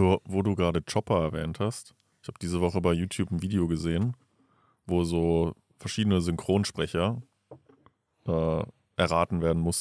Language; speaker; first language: German; native; German